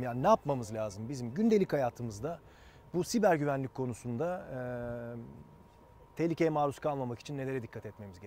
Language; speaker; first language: Turkish; native; Turkish